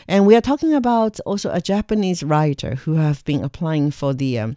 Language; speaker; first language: English; non-native, fluent; Chinese